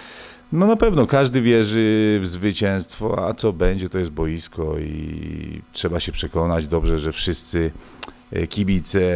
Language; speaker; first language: Polish; native; Polish